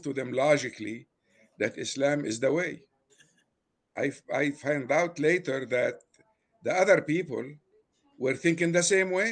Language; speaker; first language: English; non-native, fluent; Arabic